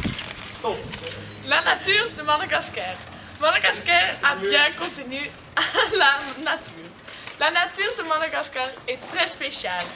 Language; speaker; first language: French; non-native, learner; Dutch